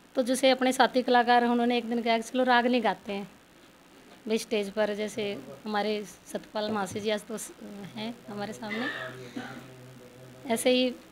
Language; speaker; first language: Hindi; native; Hindi